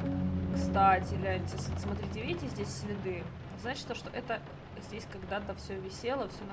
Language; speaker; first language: Russian; native; Russian